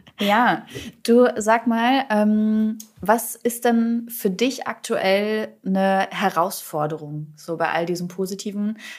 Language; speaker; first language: German; native; German